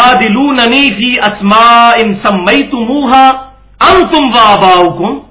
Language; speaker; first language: Urdu; non-native, local second language; Punjabi